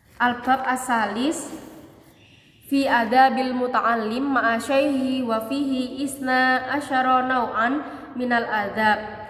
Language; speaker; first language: Arabic; non-native, fluent; Indonesian